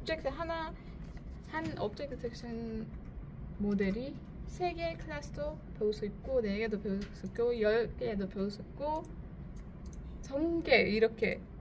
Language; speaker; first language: Korean; non-native, learner; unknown